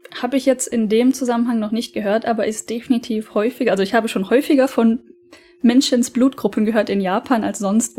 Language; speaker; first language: German; native; German